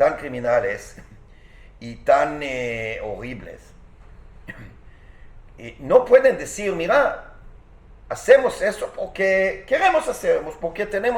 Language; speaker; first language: Spanish; non-native, fluent; Hebrew